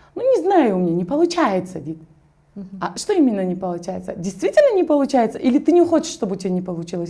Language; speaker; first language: Russian; non-native, local second language; Kazakh